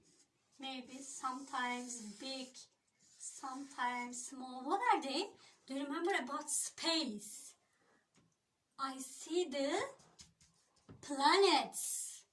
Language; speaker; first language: English; non-native, learner; Turkish